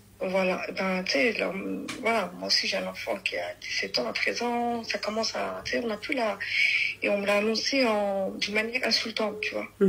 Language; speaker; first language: French; early bilingual, other home language; Arabic